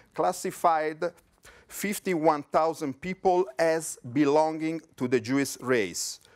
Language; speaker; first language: English; non-native, fluent; Italian